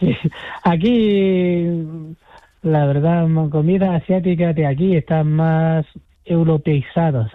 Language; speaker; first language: Spanish; non-native, fluent; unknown